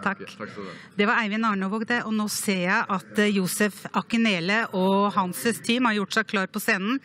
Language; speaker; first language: Norwegian; native; Norwegian